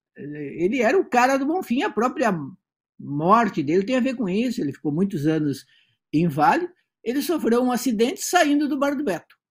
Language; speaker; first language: Portuguese; native; Portuguese